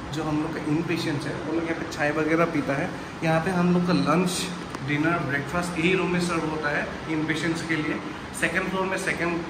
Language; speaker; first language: Hindi; non-native, local second language; Assamese